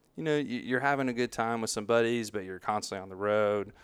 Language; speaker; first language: English; native; English